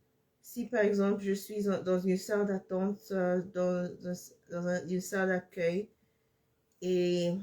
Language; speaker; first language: French; non-native, fluent; English